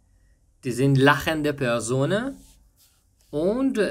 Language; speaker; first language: German; non-native, learner; Persian